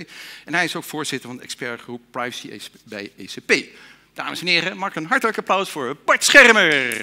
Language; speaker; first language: Dutch; native; Dutch